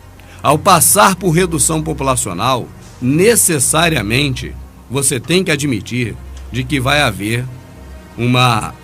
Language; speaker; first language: Portuguese; native; Portuguese